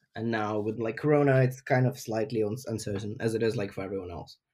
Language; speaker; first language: English; non-native, fluent; Ukrainian